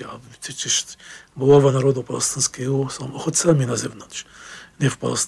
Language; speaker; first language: Polish; non-native, fluent; Arabic